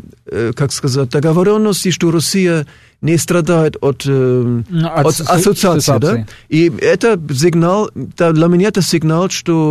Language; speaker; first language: Russian; non-native, fluent; German